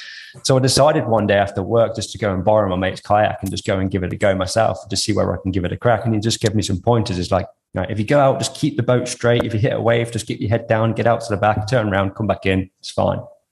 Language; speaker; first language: English; native; English